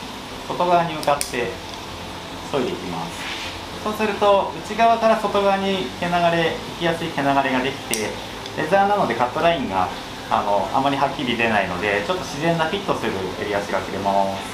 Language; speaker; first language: Japanese; native; Japanese